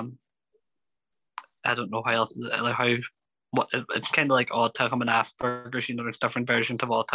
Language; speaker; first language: English; native; English